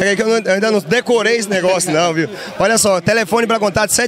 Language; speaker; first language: Portuguese; native; Portuguese